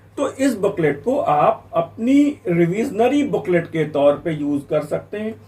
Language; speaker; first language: Hindi; native; Hindi